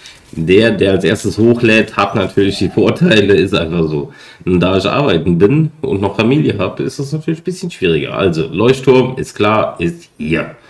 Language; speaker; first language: German; native; German